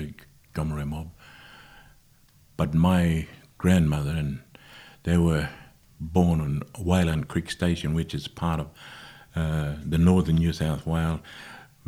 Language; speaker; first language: English; native; English